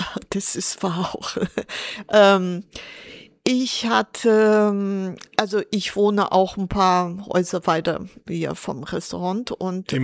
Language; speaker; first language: German; non-native, fluent; Portuguese